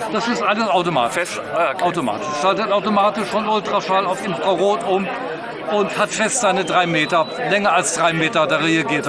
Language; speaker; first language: German; native; German